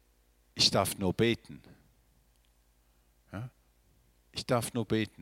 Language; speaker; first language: German; non-native, fluent; English